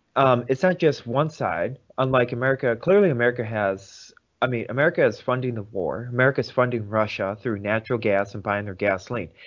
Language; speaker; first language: English; early bilingual, other home language; Russian